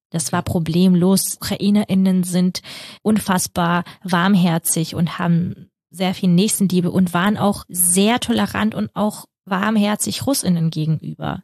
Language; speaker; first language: German; early bilingual, other home language; Russian